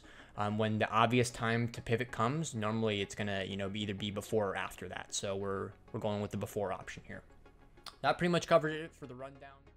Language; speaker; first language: English; native; English